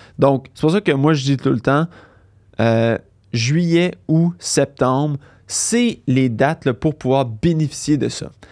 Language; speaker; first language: French; native; French